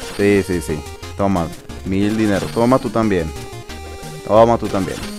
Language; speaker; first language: Spanish; native; Spanish